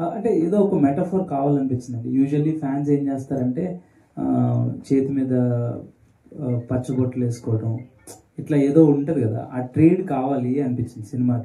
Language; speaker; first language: Telugu; native; Telugu